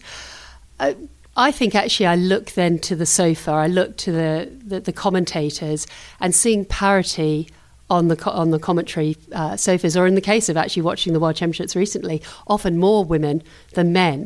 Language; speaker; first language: English; native; English